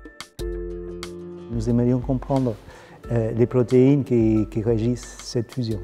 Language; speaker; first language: French; non-native, fluent; Spanish